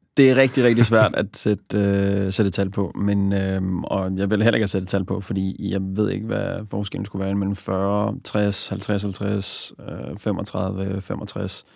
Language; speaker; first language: Danish; early bilingual, other home language; Bosnian